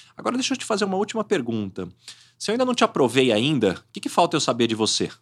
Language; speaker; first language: Portuguese; native; Portuguese